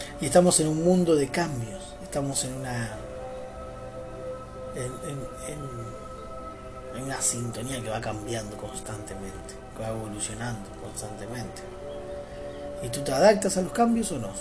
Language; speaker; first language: Spanish; native; Spanish